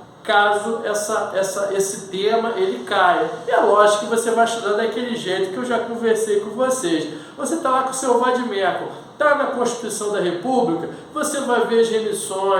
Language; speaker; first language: Portuguese; native; Portuguese